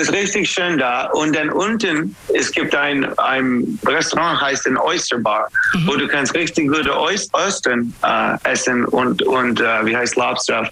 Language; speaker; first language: German; non-native, learner; English